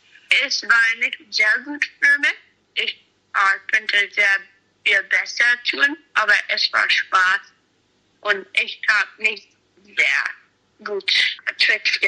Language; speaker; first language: German; non-native, learner; English